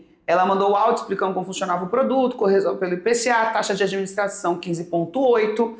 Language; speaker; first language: Portuguese; native; Portuguese